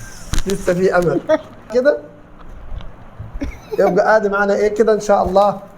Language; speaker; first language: Arabic; native; Arabic